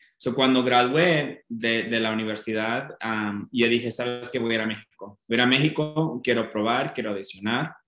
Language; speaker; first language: Spanish; non-native, fluent; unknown